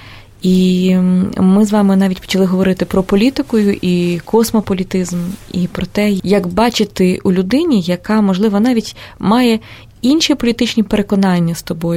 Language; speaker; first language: Ukrainian; native; Ukrainian